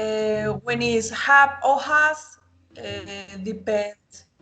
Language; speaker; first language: English; non-native, learner; Spanish